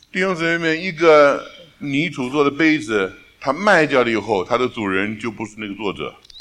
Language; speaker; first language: Chinese; native; Chinese